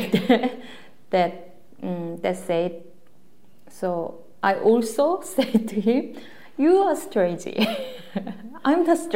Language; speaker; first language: English; non-native, learner; Korean